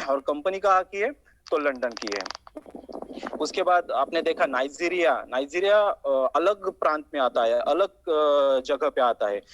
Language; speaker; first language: Hindi; non-native, local second language; Marathi